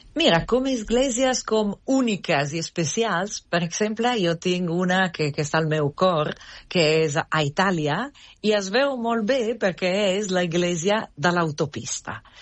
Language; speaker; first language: Catalan; non-native, fluent; Italian